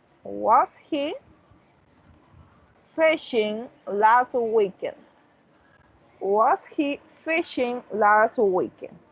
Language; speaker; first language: English; non-native, learner; Spanish